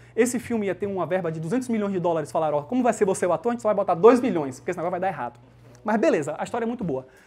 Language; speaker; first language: Portuguese; early bilingual, heritage; Portuguese